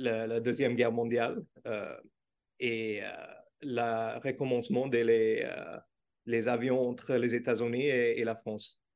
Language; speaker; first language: French; non-native, learner; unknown